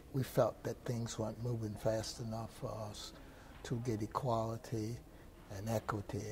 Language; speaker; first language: English; native; English